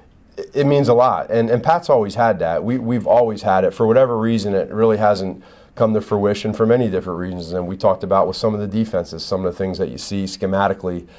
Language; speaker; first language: English; native; English